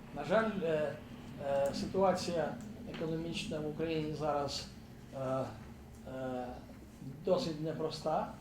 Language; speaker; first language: Ukrainian; native; Ukrainian